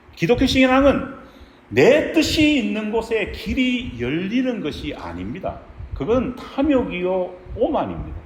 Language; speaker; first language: Korean; native; Korean